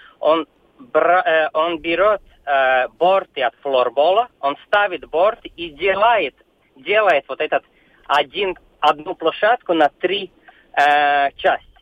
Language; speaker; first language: Russian; non-native, local second language; Latvian